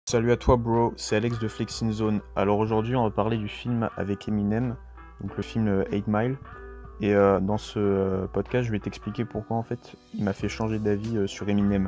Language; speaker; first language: French; native; French